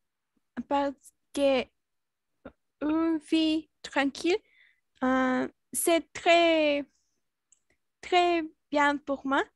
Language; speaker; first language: French; non-native, learner; Spanish